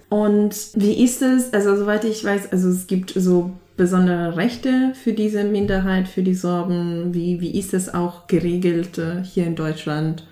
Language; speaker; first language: German; native; German